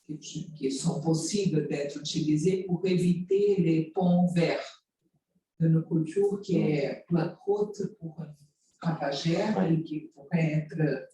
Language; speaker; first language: French; non-native, fluent; Portuguese